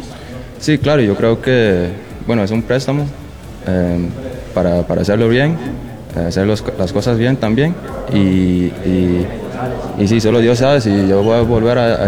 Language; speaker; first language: Spanish; non-native, learner; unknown